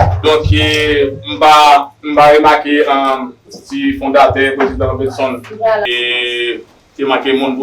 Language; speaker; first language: French; non-native, learner; Haitian Creole